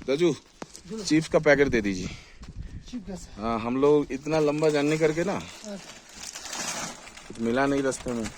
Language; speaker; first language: Hindi; non-native, local second language; Bangla